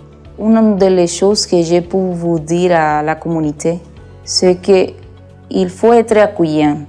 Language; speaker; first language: French; non-native, learner; Spanish